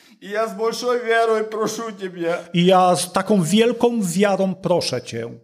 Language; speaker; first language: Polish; non-native, learner; Russian